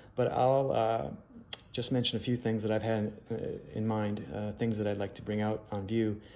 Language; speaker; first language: English; native; English